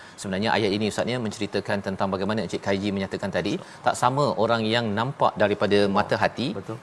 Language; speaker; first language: Malay; native; Malay